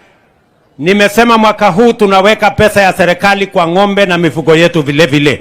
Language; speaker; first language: Swahili; non-native, local second language; Kalenjin